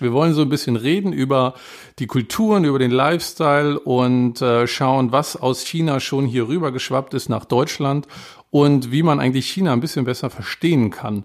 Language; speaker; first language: German; native; German